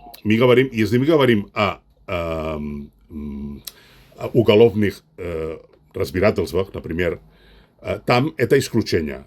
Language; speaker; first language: Russian; non-native, fluent; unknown